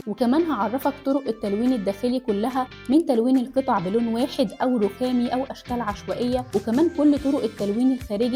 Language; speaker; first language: Arabic; native; Arabic